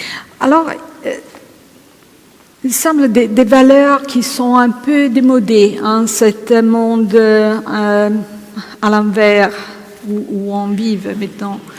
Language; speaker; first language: French; non-native, fluent; Italian